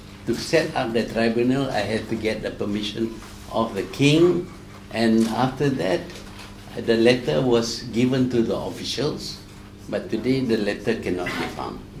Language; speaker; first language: English; non-native, local second language; Malay